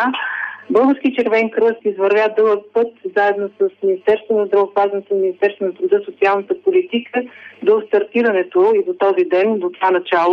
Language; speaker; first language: Bulgarian; native; Bulgarian